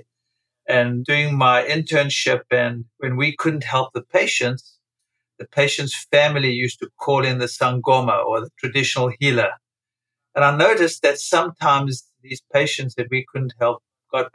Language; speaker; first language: English; native; English